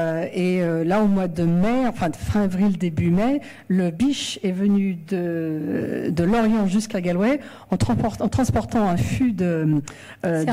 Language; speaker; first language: French; native; French